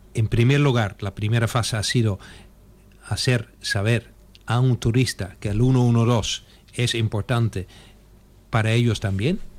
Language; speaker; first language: Spanish; non-native, fluent; Dutch